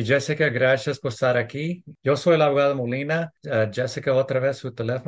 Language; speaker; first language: Spanish; early bilingual, heritage; English